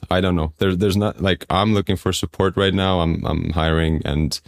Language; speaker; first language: English; non-native, fluent; Estonian